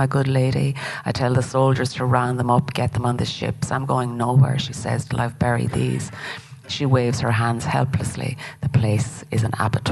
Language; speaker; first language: English; native; English